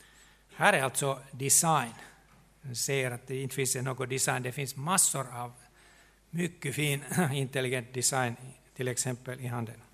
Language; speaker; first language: Swedish; non-native, local second language; Finnish